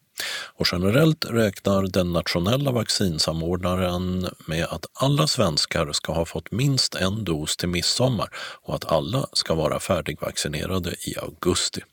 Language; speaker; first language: Swedish; native; Swedish